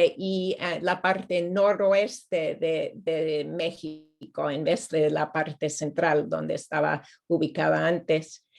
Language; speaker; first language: Spanish; non-native, fluent; English